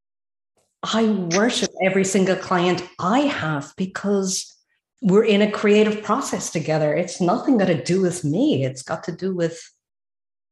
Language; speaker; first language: English; native; English